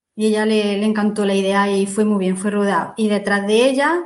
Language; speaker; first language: Spanish; native; Spanish